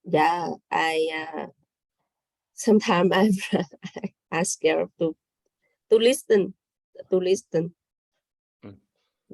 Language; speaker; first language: English; non-native, learner; Vietnamese